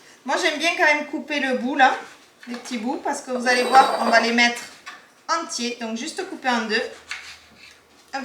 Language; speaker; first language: French; native; French